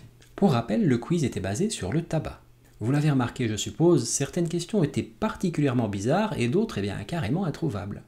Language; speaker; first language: French; native; French